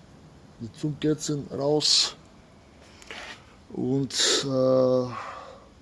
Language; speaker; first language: German; non-native, learner; Bulgarian